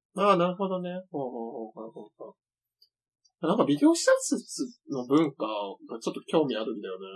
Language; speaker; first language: Japanese; native; Japanese